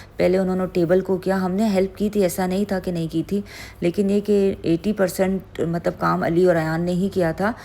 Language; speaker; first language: Urdu; native; Urdu